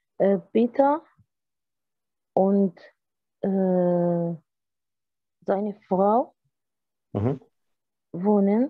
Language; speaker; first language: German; non-native, learner; Arabic